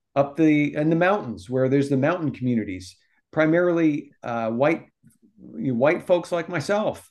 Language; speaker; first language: English; native; English